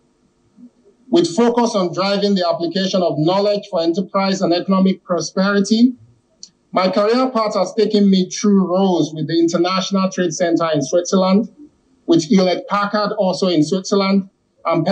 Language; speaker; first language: English; non-native, local second language; Yoruba